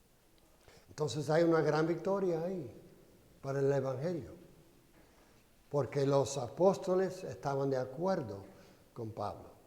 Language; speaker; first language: Spanish; non-native, fluent; English